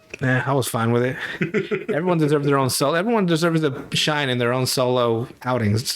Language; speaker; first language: English; native; English